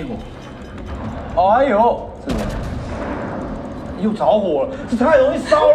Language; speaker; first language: Chinese; native; Chinese